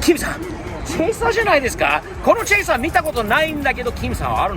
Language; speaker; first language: Japanese; non-native, fluent; English